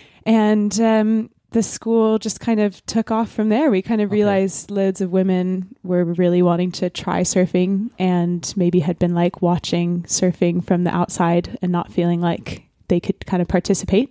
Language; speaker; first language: English; native; English